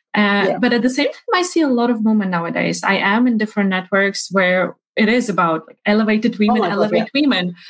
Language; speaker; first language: English; non-native, fluent; Ukrainian